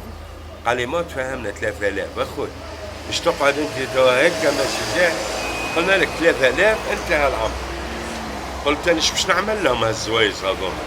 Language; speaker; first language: Arabic; native; Arabic